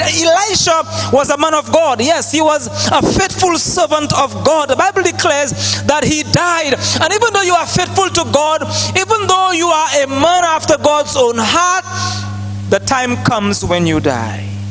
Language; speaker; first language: English; non-native, local second language; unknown